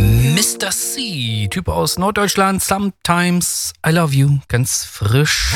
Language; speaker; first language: German; native; German